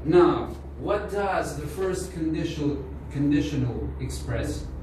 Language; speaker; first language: English; non-native, fluent; Albanian